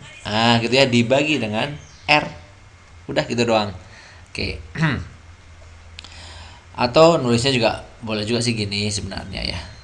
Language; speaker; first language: Indonesian; native; Indonesian